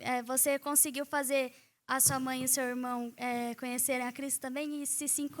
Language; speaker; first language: Portuguese; native; Portuguese